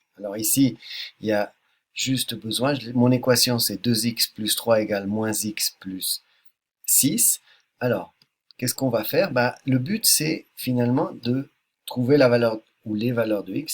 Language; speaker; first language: French; native; French